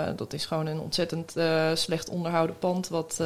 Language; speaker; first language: Dutch; native; Dutch